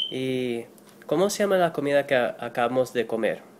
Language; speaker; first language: Spanish; non-native, learner; English